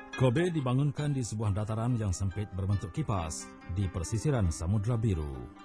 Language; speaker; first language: Malay; native; Malay